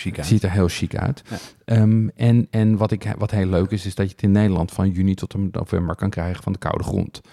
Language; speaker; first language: Dutch; native; Dutch